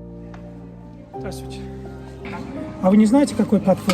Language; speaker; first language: Russian; non-native, learner; English